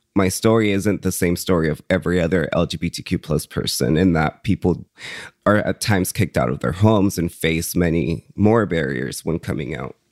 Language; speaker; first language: English; early bilingual, other home language; Spanish